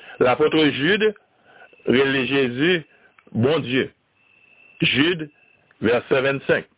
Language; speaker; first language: French; non-native, learner; Haitian Creole